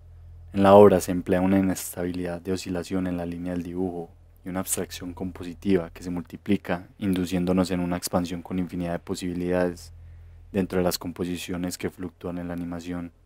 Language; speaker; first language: Spanish; native; Spanish